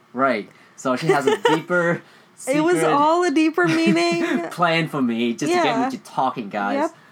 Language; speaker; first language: English; early bilingual, other home language; Vietnamese